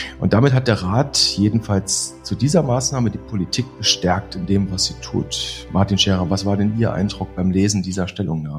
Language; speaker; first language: German; native; German